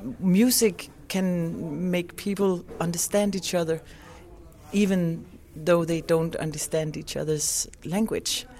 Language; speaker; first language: English; non-native, fluent; Danish